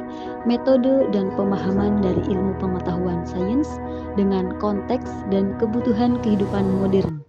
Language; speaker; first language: Indonesian; native; Indonesian